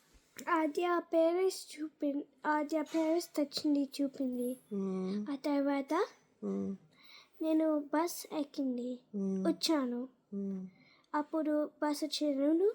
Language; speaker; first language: Telugu; early bilingual, heritage; Telugu